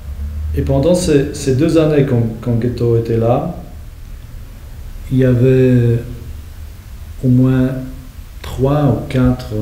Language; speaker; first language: French; non-native, fluent; Polish